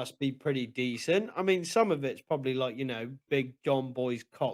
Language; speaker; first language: English; native; English